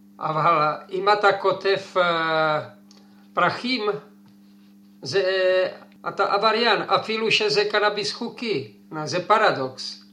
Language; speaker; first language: Hebrew; non-native, fluent; Czech